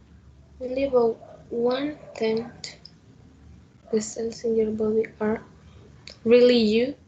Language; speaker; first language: English; non-native, learner; Spanish